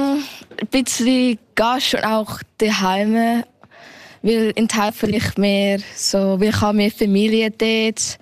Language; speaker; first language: German; early bilingual, heritage; German